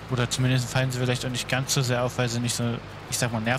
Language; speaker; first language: German; native; German